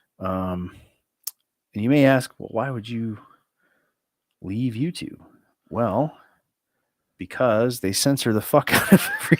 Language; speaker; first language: English; native; English